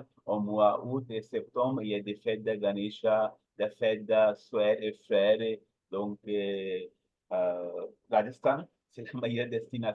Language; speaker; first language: French; non-native, learner; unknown